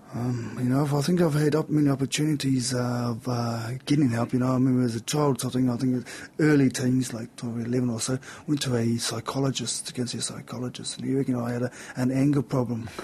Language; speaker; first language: English; native; English